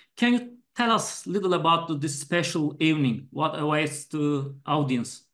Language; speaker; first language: English; non-native, fluent; Turkish